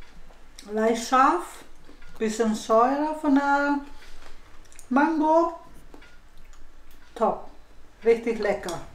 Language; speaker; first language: German; non-native, learner; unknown